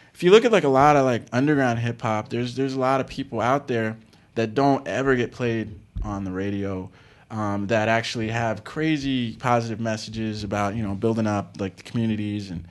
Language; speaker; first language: English; native; English